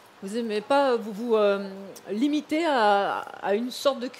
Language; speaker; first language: French; native; French